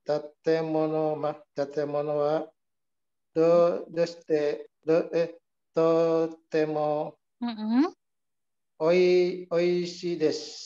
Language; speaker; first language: Japanese; non-native, learner; Indonesian